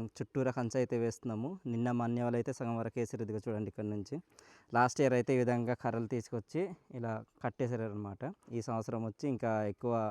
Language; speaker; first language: Telugu; non-native, local second language; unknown